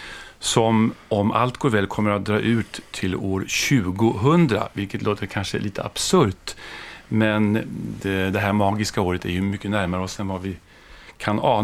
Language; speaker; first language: Swedish; native; Swedish